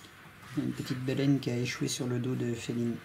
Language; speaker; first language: French; native; French